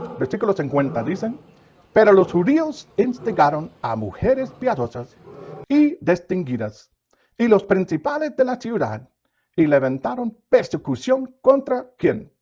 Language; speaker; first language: Spanish; non-native, fluent; English